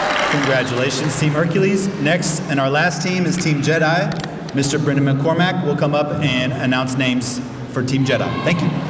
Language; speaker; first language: English; native; English